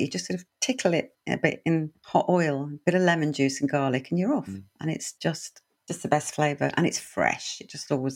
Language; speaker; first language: English; native; English